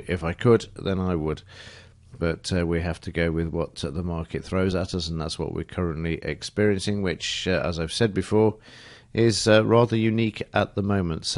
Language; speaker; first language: English; native; English